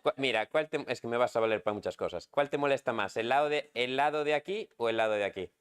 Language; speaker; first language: Spanish; native; Spanish